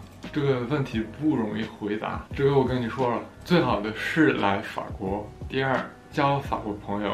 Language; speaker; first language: Chinese; non-native, fluent; French